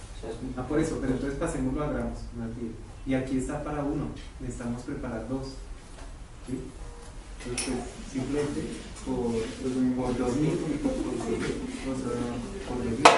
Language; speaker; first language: Spanish; native; Spanish